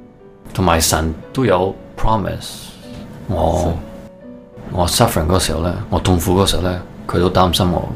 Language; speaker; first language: Cantonese; early bilingual, heritage; Cantonese